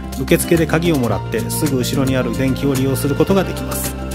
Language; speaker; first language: Japanese; native; Japanese